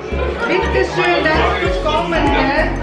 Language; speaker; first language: German; non-native, learner; Indonesian